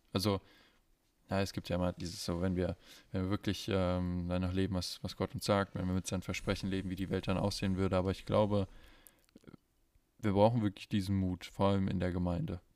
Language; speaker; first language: German; native; German